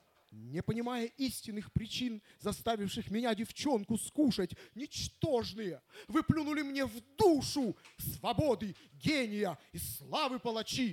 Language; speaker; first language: Russian; native; Russian